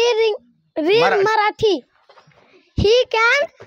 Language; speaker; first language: English; non-native, learner; Marathi